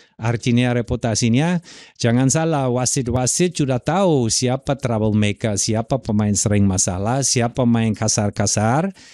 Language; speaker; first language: Indonesian; non-native, fluent; German